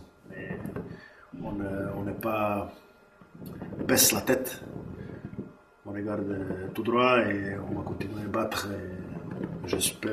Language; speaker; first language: French; non-native, learner; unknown